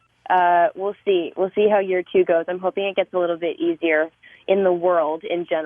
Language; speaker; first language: English; native; English